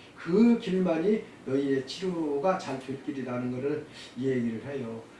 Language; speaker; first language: Korean; native; Korean